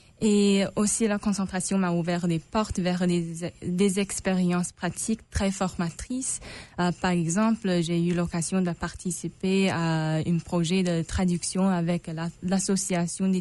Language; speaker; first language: French; non-native, local second language; English